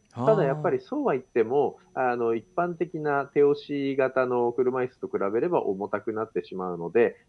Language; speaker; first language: Japanese; native; Japanese